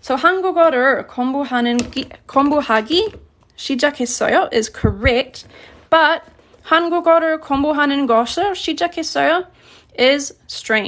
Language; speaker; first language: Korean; non-native, fluent; English